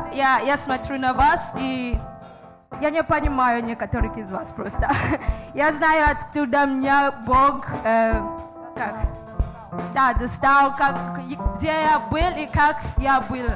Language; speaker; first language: Russian; non-native, fluent; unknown